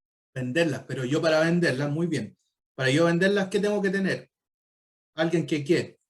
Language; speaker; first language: Spanish; native; Spanish